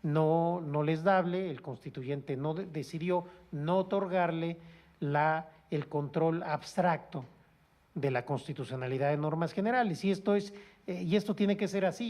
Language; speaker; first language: Spanish; native; Spanish